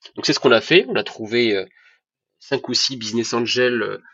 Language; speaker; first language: French; non-native, local second language; Arabic